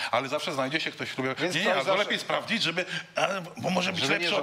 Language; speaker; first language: Polish; native; Polish